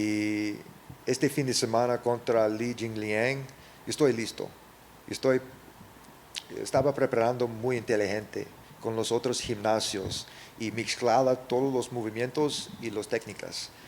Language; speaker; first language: Spanish; early bilingual, heritage; English